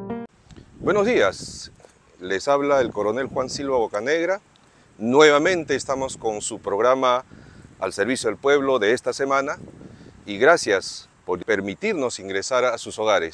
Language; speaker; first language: Spanish; native; Spanish